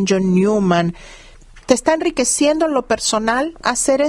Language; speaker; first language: Spanish; native; Spanish